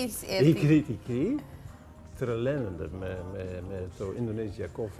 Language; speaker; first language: Greek; non-native, learner; Dutch